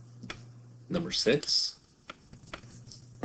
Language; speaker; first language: English; native; English